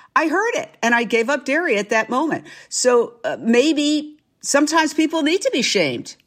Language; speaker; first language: English; native; English